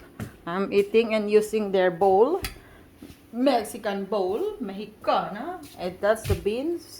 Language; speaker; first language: English; non-native, local second language; Chavacano